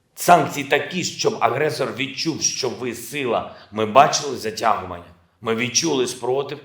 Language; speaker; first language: Ukrainian; non-native, local second language; Russian